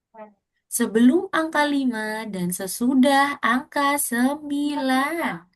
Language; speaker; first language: Indonesian; native; Indonesian